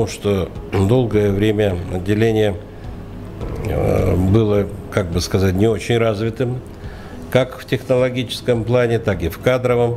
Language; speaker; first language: Russian; native; Russian